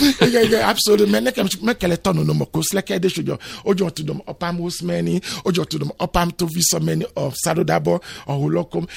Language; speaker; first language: Hungarian; non-native, learner; Yoruba